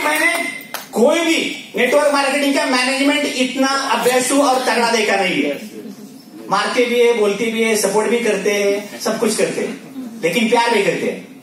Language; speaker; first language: Hindi; non-native, local second language; Marathi